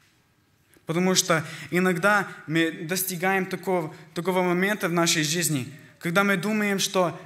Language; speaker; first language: Russian; early bilingual, heritage; Russian